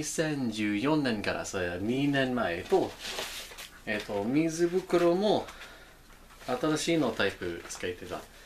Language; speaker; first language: Japanese; non-native, learner; English